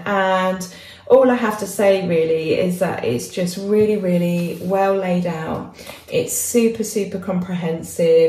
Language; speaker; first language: English; native; English